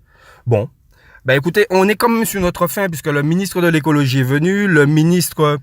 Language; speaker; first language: French; non-native, local second language; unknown